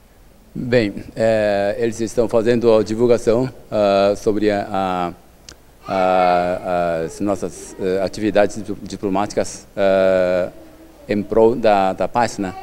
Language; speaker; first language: Portuguese; non-native, learner; Japanese